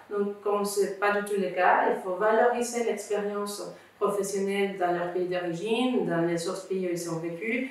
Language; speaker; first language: French; non-native, fluent; Spanish